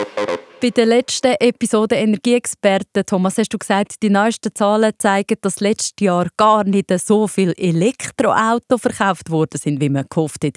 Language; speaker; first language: German; native; German